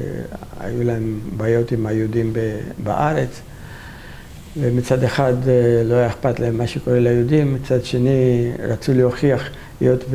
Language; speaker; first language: Hebrew; non-native, fluent; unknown